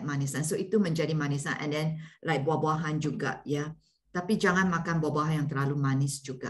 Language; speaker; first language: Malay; non-native, local second language; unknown